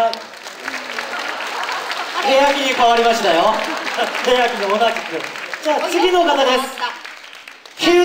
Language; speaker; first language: Japanese; non-native, fluent; Korean